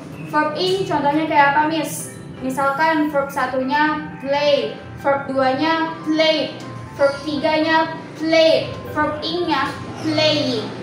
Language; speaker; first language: English; non-native, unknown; Indonesian